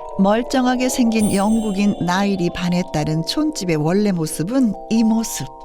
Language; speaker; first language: Korean; native; Korean